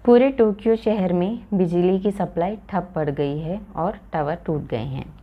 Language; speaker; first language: Hindi; non-native, local second language; Malayalam